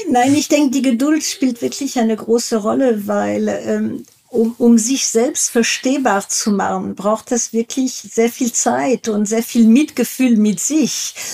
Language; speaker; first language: German; non-native, fluent; French